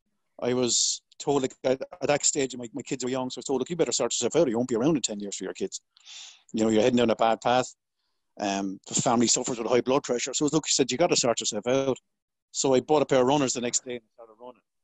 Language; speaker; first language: English; native; English